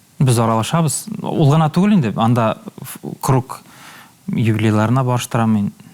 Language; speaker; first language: Tatar; native; Tatar